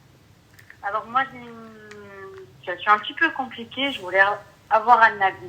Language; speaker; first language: French; early bilingual, other home language; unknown